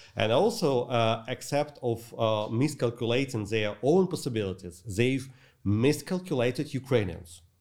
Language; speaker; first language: English; non-native, learner; Ukrainian